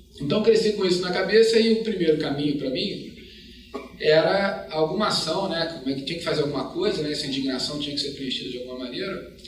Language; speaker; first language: Portuguese; native; Portuguese